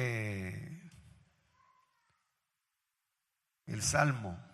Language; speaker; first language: Spanish; native; Spanish